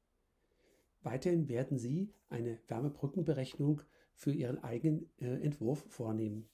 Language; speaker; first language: German; native; German